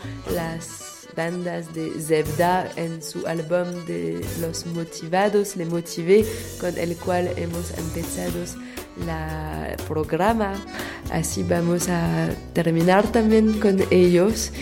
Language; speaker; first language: Spanish; non-native, learner; French